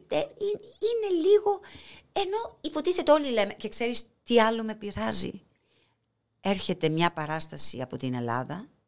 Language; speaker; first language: Greek; non-native, fluent; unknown